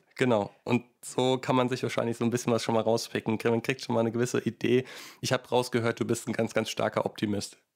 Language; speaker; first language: German; native; German